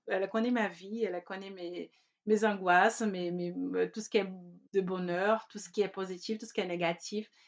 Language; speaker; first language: French; non-native, fluent; Portuguese